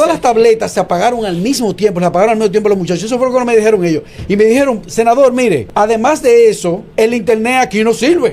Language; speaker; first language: Spanish; native; Spanish